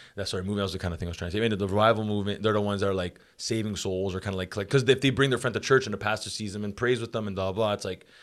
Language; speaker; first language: English; native; English